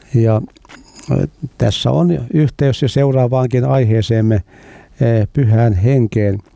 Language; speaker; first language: Finnish; native; Finnish